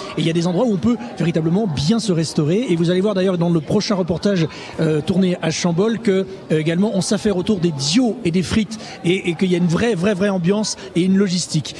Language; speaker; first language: French; native; French